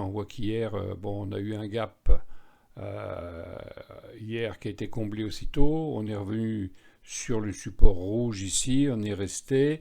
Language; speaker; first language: French; native; French